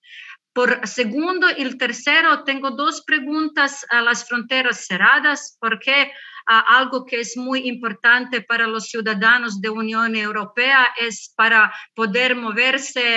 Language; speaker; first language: Spanish; non-native, learner; Croatian